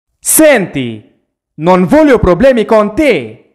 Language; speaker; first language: Italian; non-native, fluent; Arabic